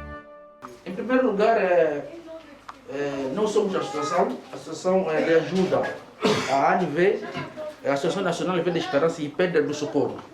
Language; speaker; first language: Portuguese; native; Portuguese